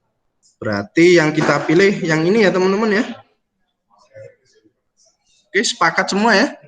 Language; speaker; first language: Indonesian; native; Indonesian